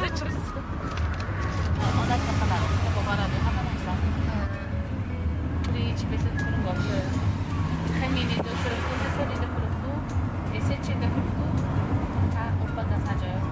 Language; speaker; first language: Korean; non-native, learner; Uzbek